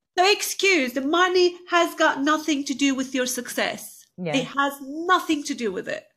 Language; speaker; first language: English; non-native, fluent; Turkish